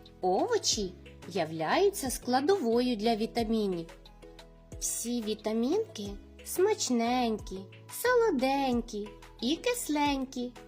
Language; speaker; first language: Ukrainian; native; Ukrainian